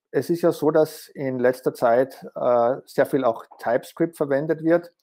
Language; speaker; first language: German; native; German